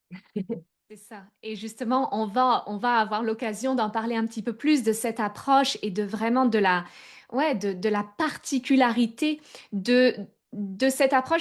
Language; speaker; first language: French; native; French